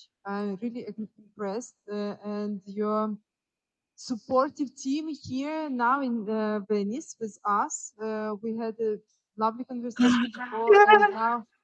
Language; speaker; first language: English; non-native, fluent; Ukrainian